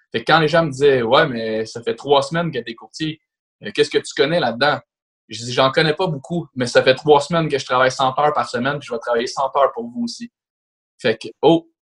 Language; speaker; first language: French; native; French